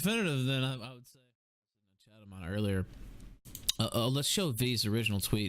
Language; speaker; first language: English; native; English